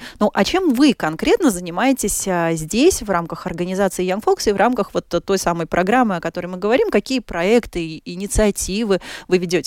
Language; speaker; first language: Russian; native; Russian